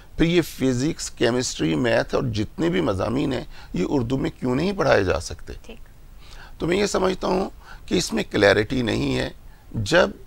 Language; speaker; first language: Urdu; non-native, local second language; Punjabi